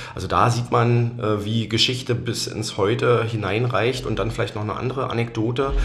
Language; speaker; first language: German; native; German